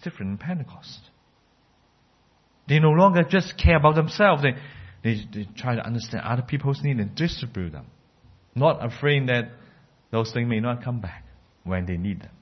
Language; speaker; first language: English; non-native, fluent; Cantonese